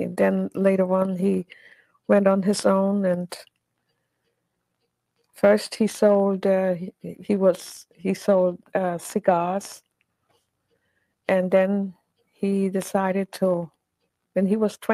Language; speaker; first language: English; non-native, fluent; German